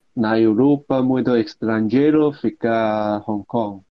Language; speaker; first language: Portuguese; non-native, learner; Cantonese